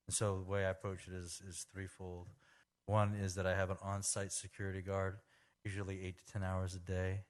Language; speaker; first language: English; native; English